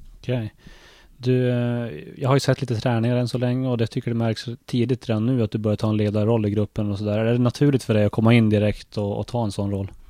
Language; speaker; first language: Swedish; native; Swedish